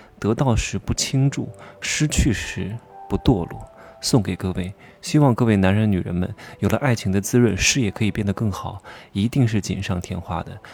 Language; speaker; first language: Chinese; native; Chinese